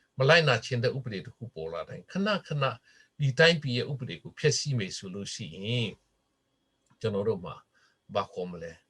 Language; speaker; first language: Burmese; non-native, local second language; Hakha Chin